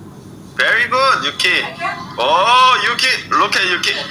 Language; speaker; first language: English; non-native, learner; Korean